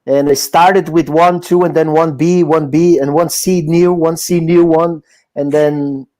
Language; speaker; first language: English; non-native, fluent; Portuguese